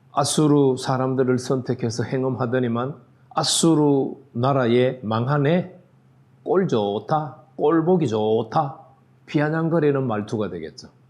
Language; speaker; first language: Korean; native; Korean